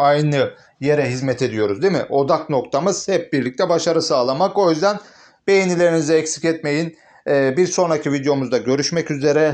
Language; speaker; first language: Turkish; native; Turkish